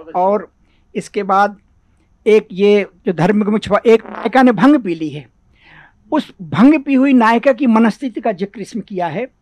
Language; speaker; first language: Hindi; native; Hindi